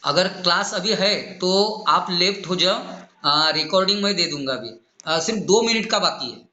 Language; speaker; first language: Hindi; non-native, local second language; Marathi